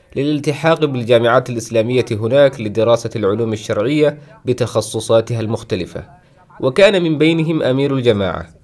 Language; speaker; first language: Arabic; non-native, local second language; Somali